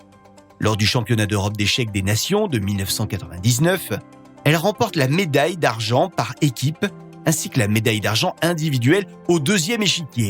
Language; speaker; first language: French; native; French